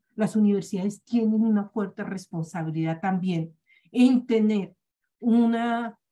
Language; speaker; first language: Spanish; native; Spanish